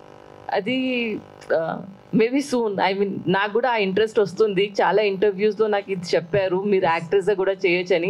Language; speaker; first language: Telugu; non-native, fluent; Hindi